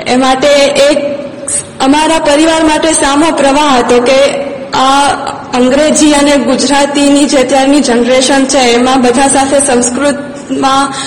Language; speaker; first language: Gujarati; non-native, local second language; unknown